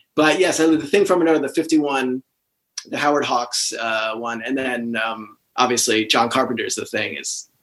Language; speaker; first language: English; native; English